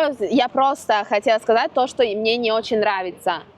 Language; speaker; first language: Russian; non-native, fluent; Italian